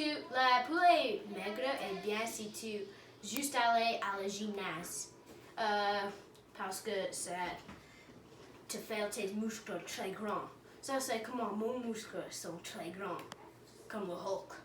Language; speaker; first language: French; non-native, learner; English